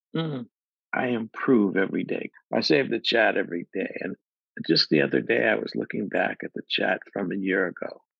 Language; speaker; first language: English; native; English